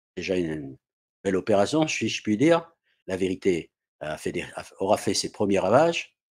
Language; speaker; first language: French; non-native, fluent; English